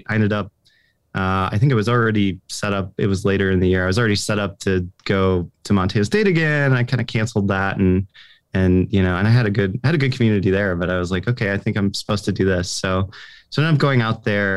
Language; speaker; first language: English; native; English